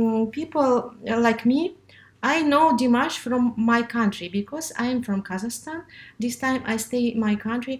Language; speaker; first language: English; non-native, learner; Russian